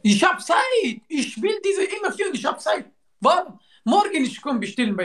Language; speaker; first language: German; non-native, learner; Turkish